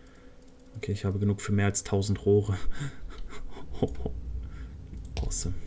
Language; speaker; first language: German; native; German